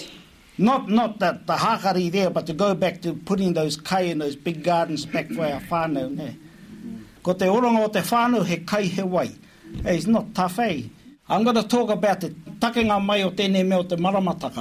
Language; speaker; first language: English; native; English